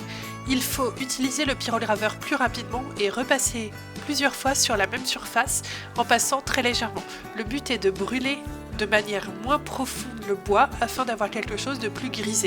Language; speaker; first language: French; native; French